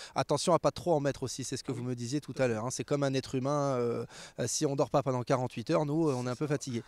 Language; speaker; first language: French; native; French